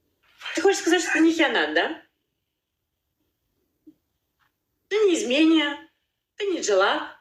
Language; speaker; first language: Russian; non-native, learner; Uzbek